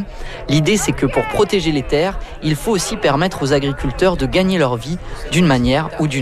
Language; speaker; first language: French; native; French